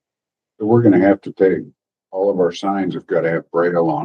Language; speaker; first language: English; native; English